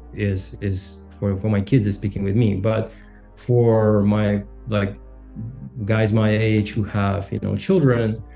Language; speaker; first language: English; non-native, fluent; Russian